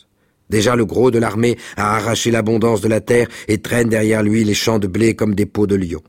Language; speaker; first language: French; native; French